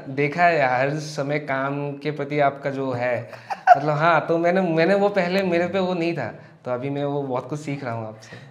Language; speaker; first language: Hindi; non-native, local second language; Assamese